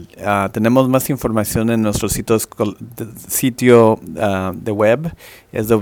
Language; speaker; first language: Spanish; early bilingual, heritage; Spanish